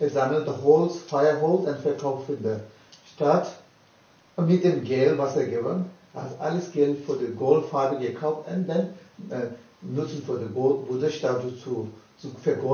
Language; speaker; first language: German; non-native, learner; Tibetan